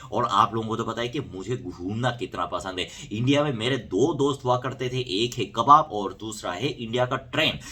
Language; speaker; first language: Hindi; non-native, fluent; Korean